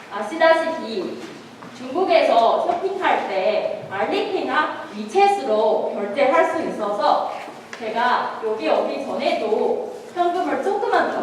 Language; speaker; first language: Korean; non-native, fluent; Chinese